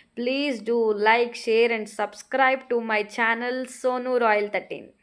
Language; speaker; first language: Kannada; non-native, local second language; Telugu